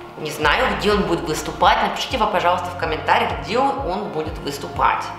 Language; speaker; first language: Russian; early bilingual, heritage; Russian